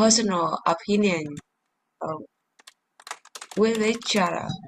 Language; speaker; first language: English; non-native, learner; Vietnamese